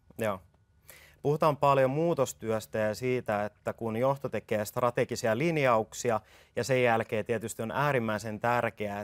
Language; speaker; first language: Finnish; native; Finnish